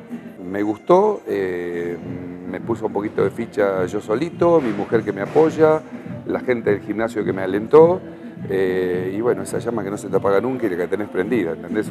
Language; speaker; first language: Spanish; native; Spanish